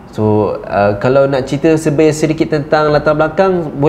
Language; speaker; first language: Malay; native; Malay